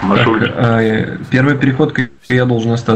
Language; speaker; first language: Russian; native; Russian